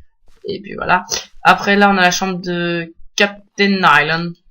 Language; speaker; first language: French; native; French